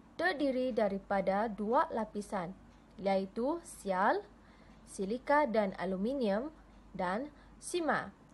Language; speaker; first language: Malay; non-native, local second language; Chinese